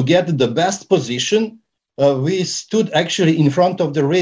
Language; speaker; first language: English; non-native, fluent; Serbian